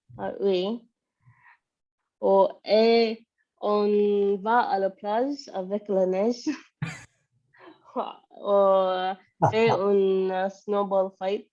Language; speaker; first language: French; non-native, learner; English